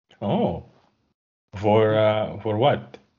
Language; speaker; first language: Dutch; non-native, learner; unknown